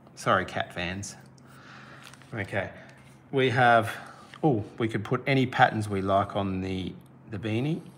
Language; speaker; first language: English; native; English